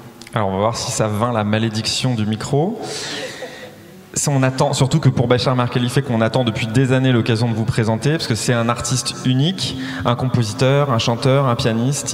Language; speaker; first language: French; native; French